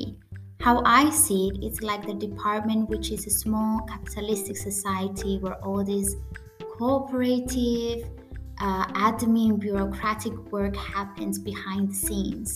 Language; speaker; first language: English; non-native, fluent; Greek